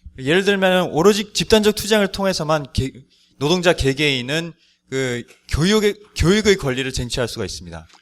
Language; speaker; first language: Korean; native; Korean